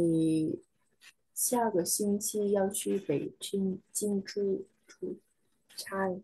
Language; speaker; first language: Chinese; non-native, learner; Vietnamese